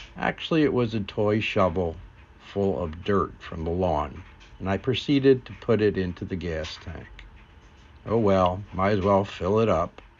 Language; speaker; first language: English; native; English